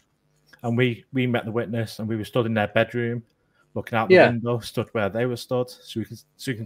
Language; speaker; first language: English; native; English